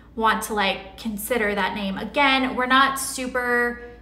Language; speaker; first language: English; native; English